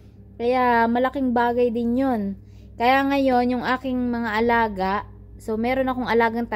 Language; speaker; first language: Filipino; native; Filipino